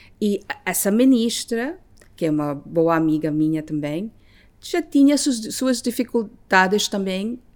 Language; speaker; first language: Portuguese; non-native, learner; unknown